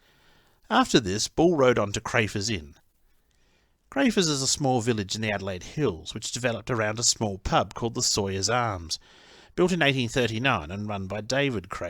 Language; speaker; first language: English; native; English